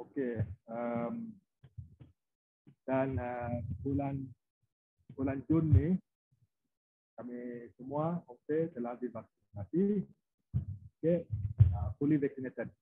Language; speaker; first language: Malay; non-native, local second language; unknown